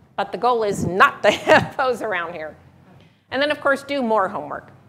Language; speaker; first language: English; native; English